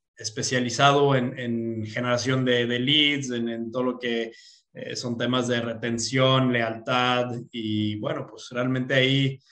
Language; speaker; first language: Spanish; non-native, fluent; English